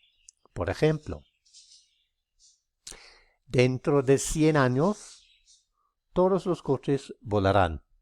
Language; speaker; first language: Spanish; non-native, fluent; English